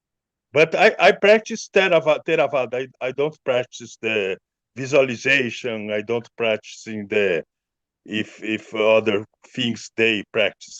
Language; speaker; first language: English; non-native, learner; Portuguese